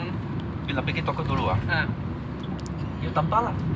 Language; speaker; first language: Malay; non-native, local second language; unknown